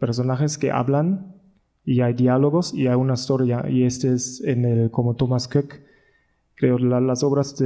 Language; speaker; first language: Spanish; non-native, learner; German